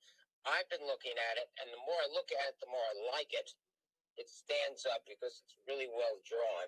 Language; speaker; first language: English; native; English